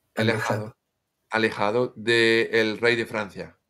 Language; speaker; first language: Spanish; non-native, fluent; French